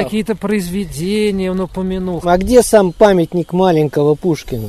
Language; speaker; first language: Russian; native; Russian